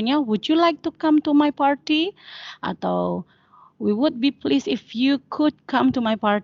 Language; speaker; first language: English; non-native, learner; Indonesian